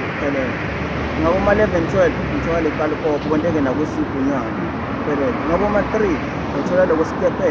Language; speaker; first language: Zulu; native; Zulu